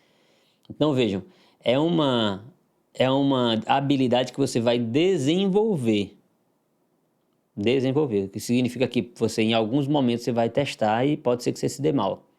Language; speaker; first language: Portuguese; native; Portuguese